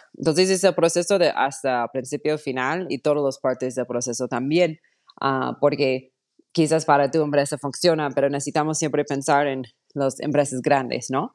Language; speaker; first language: Spanish; non-native, fluent; English